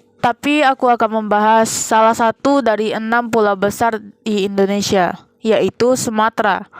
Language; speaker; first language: Indonesian; native; Indonesian